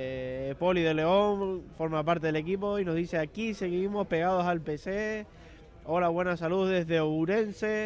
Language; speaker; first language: Spanish; native; Spanish